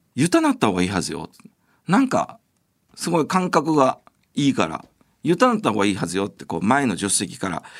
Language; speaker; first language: Japanese; native; Japanese